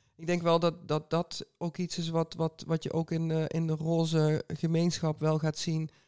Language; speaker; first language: Dutch; native; Dutch